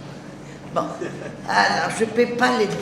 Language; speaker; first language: French; non-native, learner; German